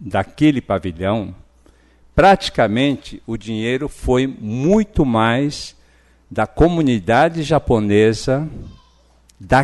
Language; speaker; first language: Portuguese; early bilingual, other home language; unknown